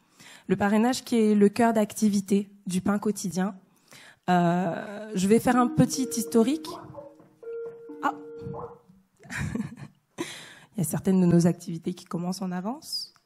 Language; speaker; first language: French; native; French